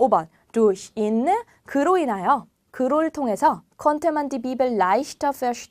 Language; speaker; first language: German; non-native, fluent; Korean